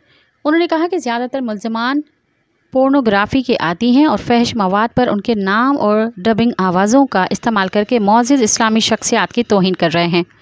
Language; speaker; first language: Urdu; non-native, local second language; Sindhi